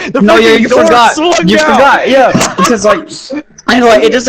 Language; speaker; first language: English; native; English